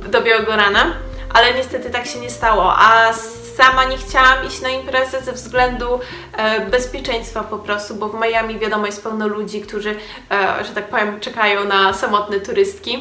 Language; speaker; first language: Polish; native; Polish